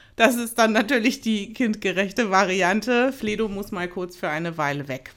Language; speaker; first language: German; native; German